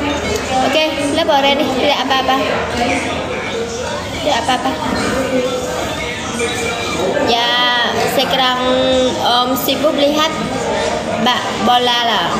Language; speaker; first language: Indonesian; non-native, learner; Vietnamese